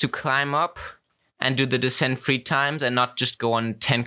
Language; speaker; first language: English; non-native, fluent; German